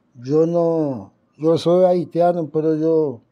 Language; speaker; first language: Spanish; non-native, fluent; Haitian Creole